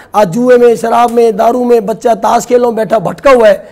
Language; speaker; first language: Hindi; native; Hindi